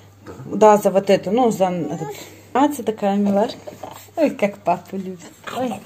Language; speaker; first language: Russian; native; Russian